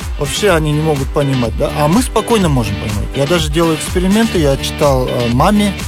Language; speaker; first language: Russian; non-native, local second language; Kyrgyz